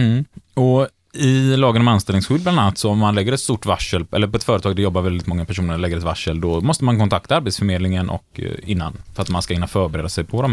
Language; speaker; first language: Swedish; native; Swedish